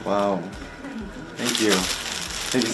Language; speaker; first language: English; non-native, learner; Korean